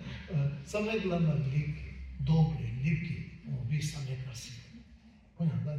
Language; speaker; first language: Russian; non-native, learner; Tibetan